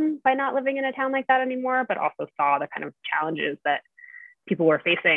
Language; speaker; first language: English; native; English